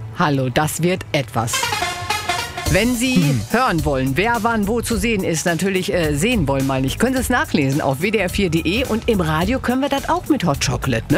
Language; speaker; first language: German; native; German